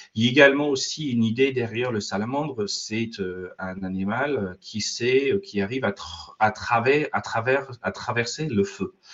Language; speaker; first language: French; non-native, fluent; English